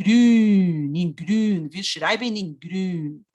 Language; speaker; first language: German; non-native, fluent; Portuguese